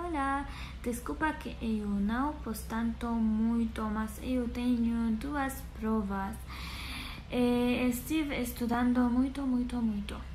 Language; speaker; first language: Portuguese; non-native, learner; Arabic